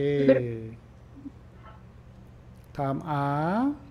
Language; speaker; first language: Korean; native; Korean